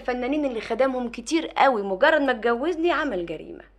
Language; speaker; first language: Arabic; native; Arabic